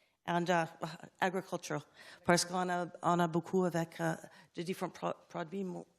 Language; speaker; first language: French; non-native, learner; English